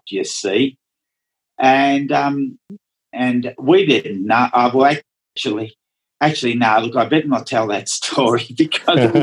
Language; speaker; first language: English; non-native, local second language; Dutch